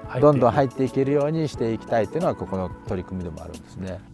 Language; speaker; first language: Japanese; native; Japanese